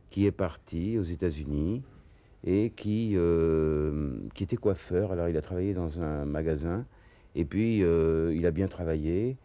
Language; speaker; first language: French; native; French